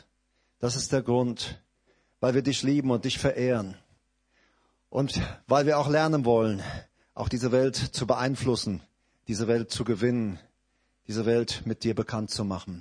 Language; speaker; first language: German; native; German